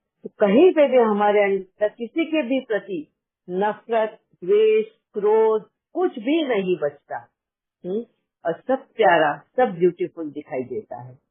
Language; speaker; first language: Hindi; native; Hindi